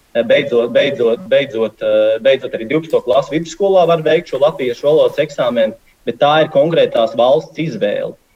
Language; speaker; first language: Latvian; native; Latvian